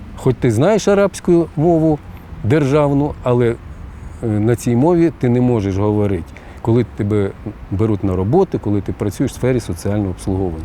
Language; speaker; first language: Ukrainian; non-native, local second language; Russian